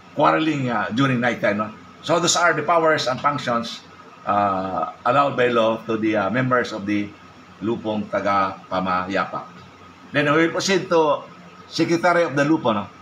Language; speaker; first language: English; non-native, local second language; Cebuano